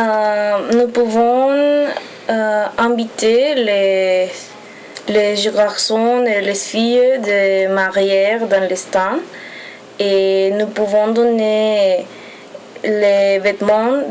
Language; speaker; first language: French; non-native, learner; Spanish